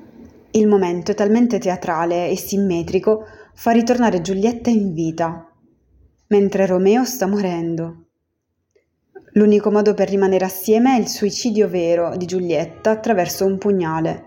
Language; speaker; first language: Italian; native; Italian